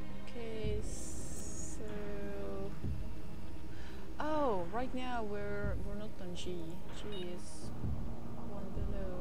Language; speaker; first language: English; non-native, fluent; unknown